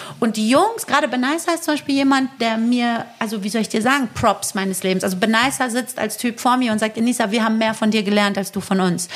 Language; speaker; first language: German; early bilingual, other home language; Persian